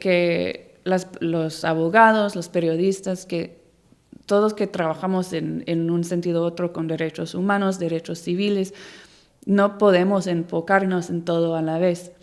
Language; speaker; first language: Spanish; non-native, fluent; English